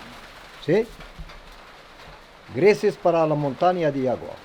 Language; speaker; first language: Spanish; non-native, learner; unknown